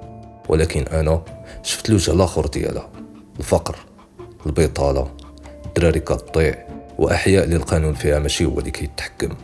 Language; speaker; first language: Arabic; native; Arabic